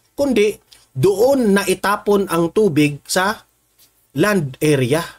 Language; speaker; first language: Filipino; non-native, local second language; Cebuano